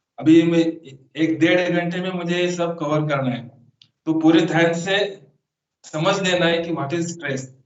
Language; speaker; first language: Hindi; non-native, local second language; Marathi